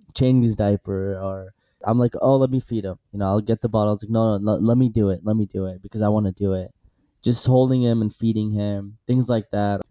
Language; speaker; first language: English; early bilingual, other home language; Assyrian Neo-Aramaic